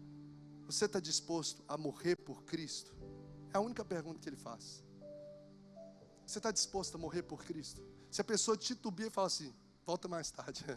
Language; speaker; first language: Portuguese; native; Portuguese